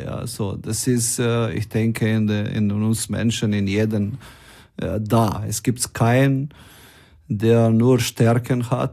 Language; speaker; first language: German; non-native, fluent; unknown